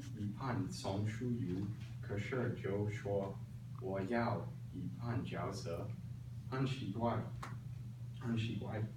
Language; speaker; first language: Chinese; non-native, learner; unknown